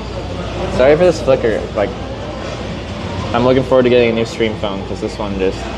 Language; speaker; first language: English; native; English